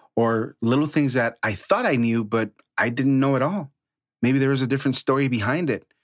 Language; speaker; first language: English; early bilingual, other home language; Spanish